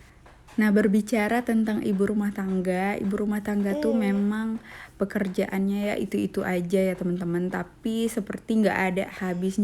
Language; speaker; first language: Indonesian; native; Indonesian